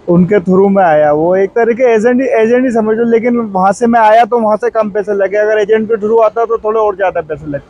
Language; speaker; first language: Hindi; native; Hindi